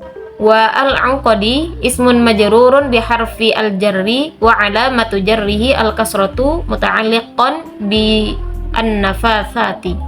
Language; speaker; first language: Arabic; non-native, learner; Indonesian